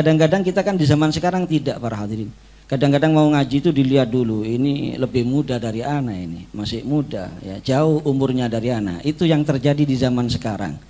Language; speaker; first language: Indonesian; native; Indonesian